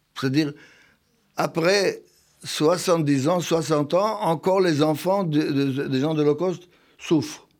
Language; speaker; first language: French; non-native, fluent; Hebrew